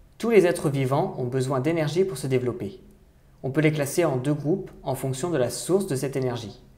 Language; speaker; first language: French; native; French